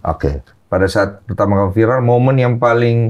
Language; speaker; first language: Indonesian; native; Indonesian